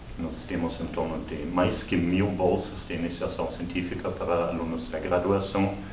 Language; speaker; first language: Portuguese; non-native, fluent; German